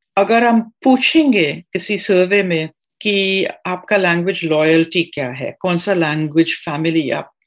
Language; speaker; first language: Hindi; non-native, fluent; English